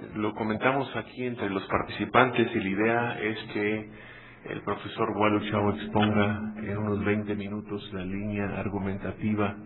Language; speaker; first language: Spanish; native; Spanish